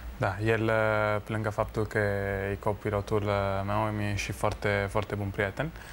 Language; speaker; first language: Romanian; non-native, fluent; Italian